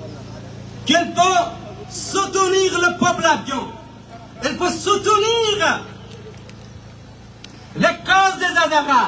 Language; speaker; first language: French; non-native, fluent; Persian